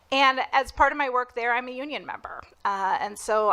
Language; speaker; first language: English; native; English